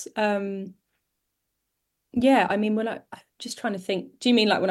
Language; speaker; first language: English; native; English